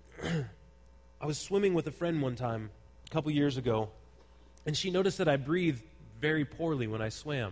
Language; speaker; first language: English; native; English